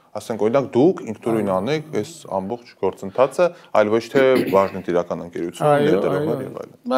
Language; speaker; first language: Armenian; native; Armenian